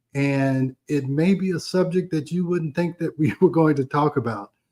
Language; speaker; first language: English; native; English